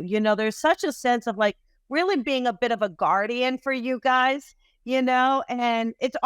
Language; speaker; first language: English; native; English